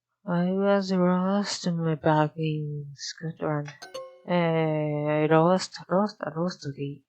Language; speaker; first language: English; non-native, learner; Japanese